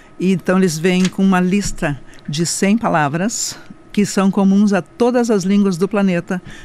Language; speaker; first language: Portuguese; non-native, local second language; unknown